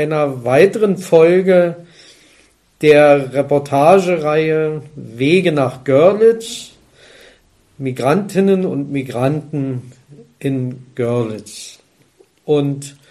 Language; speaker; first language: German; native; German